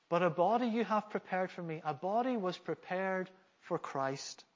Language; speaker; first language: English; native; English